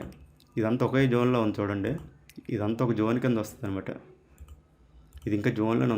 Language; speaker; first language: Telugu; native; Telugu